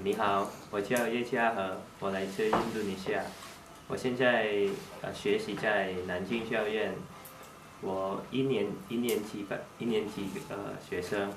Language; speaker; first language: Chinese; non-native, learner; Indonesian